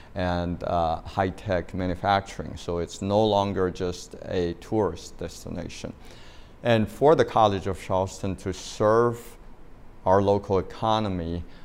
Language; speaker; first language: English; non-native, fluent; Chinese